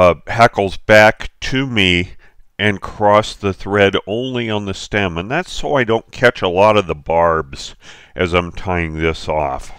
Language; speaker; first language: English; native; English